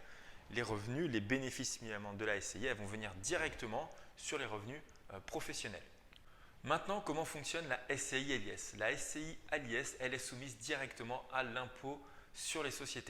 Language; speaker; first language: French; native; French